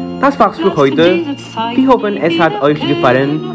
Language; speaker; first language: German; non-native, learner; French